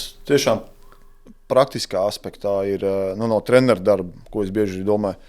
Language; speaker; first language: Latvian; native; Latvian